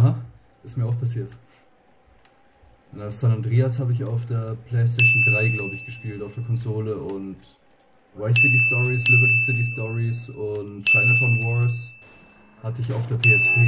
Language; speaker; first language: German; native; German